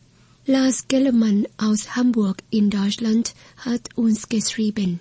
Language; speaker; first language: German; non-native, fluent; Vietnamese